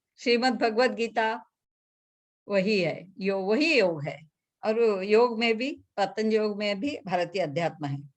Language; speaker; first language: Hindi; non-native, local second language; Marathi